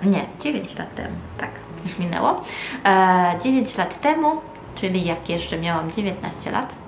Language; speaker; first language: Polish; early bilingual, heritage; Polish